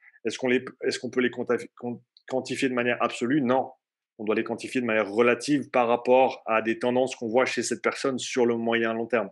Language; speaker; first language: French; native; French